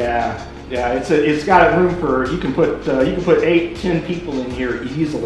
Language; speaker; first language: English; native; English